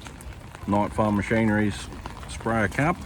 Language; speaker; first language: English; native; English